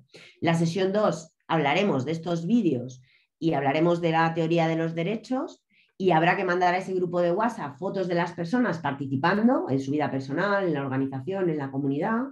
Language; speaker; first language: Spanish; native; Spanish